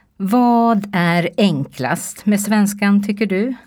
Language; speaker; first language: Swedish; native; Swedish